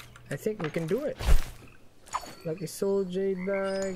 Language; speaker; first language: English; non-native, local second language; Filipino